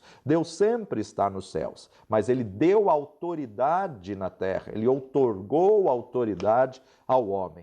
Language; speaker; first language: Portuguese; native; Portuguese